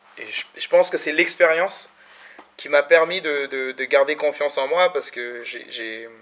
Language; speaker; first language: French; early bilingual, other home language; Malagasy